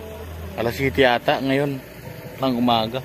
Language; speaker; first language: Filipino; early bilingual, heritage; Filipino